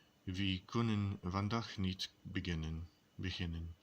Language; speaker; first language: Dutch; non-native, learner; English